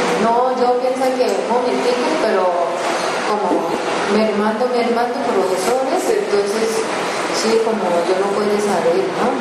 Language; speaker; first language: Spanish; non-native, learner; Japanese